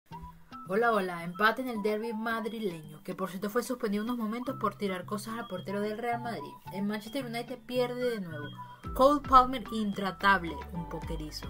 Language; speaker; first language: Spanish; native; Spanish